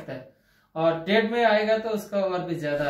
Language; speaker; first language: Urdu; non-native, local second language; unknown